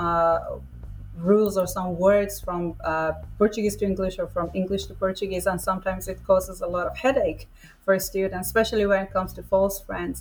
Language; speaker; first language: English; non-native, fluent; Persian